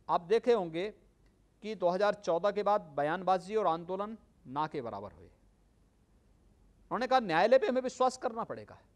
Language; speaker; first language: Hindi; native; Hindi